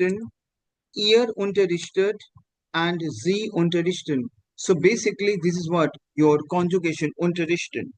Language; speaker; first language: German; non-native, learner; Hindi